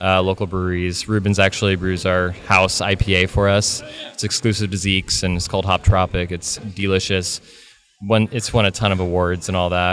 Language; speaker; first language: English; native; English